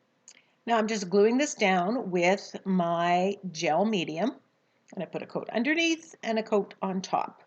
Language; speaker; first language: English; native; English